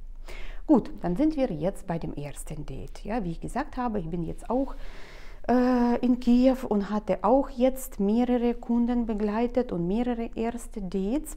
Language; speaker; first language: German; non-native, fluent; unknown